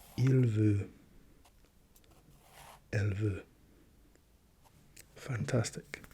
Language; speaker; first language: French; non-native, learner; English